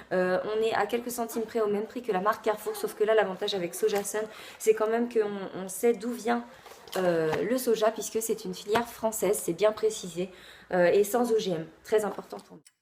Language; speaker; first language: French; native; French